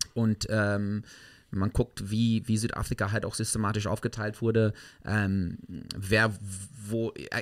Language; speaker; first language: German; non-native, fluent; English